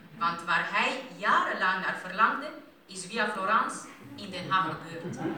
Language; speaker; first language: Dutch; non-native, fluent; Romanian